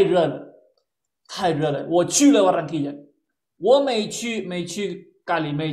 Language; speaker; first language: Chinese; non-native, fluent; Spanish